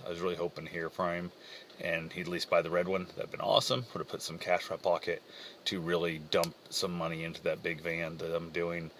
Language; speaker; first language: English; native; English